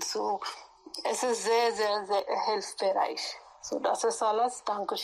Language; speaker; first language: German; non-native, learner; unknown